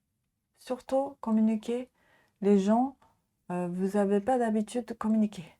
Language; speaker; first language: French; non-native, learner; Japanese